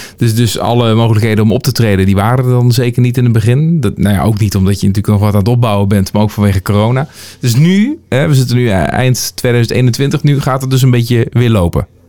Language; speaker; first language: Dutch; native; Dutch